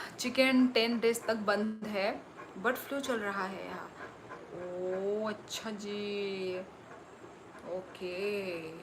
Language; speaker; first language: Hindi; non-native, local second language; Kok Borok